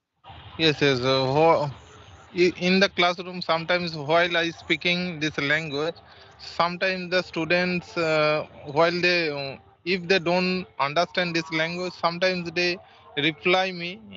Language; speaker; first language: English; non-native, local second language; Santali